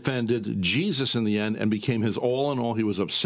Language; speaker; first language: English; native; English